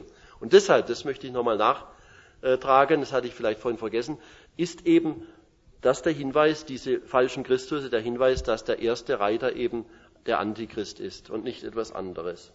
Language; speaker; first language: German; native; German